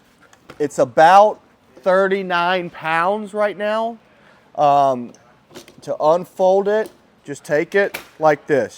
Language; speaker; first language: English; native; English